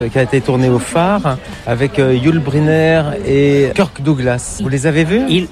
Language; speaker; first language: French; native; French